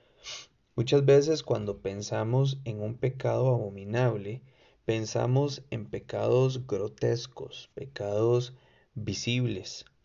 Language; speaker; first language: Spanish; native; Spanish